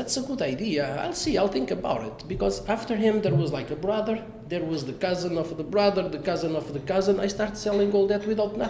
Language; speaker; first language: English; non-native, fluent; Portuguese